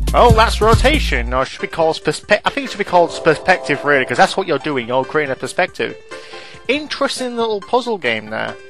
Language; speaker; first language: English; native; English